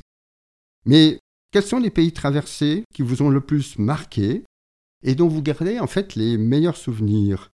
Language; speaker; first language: French; native; French